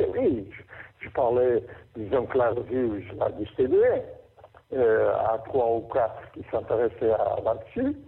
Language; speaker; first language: French; non-native, fluent; Portuguese